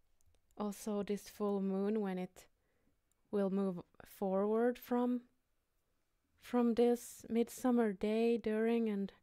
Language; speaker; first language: English; non-native, fluent; Finnish